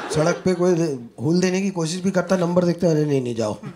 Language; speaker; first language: Hindi; native; Hindi